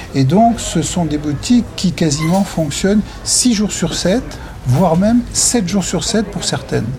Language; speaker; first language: French; native; French